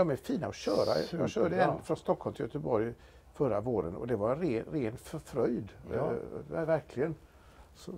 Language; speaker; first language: Swedish; native; Swedish